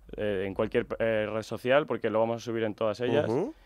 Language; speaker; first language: Spanish; native; Spanish